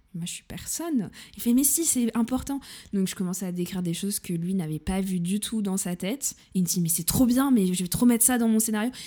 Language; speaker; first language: French; native; French